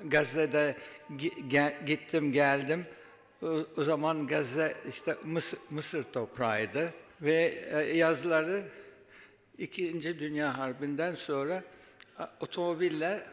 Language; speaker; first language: Turkish; early bilingual, heritage; Turkish